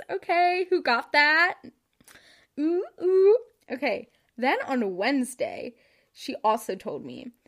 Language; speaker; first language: English; native; English